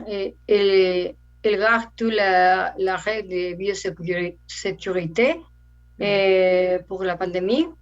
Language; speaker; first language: French; non-native, learner; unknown